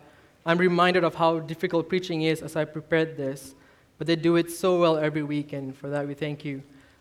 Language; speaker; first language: English; non-native, local second language; Tamil